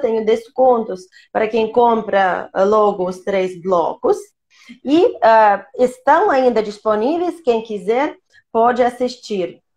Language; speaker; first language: Portuguese; non-native, fluent; Russian